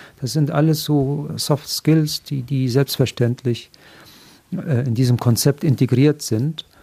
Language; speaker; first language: German; non-native, fluent; Arabic